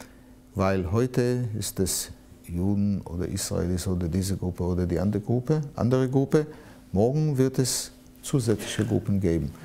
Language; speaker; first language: German; non-native, fluent; Hebrew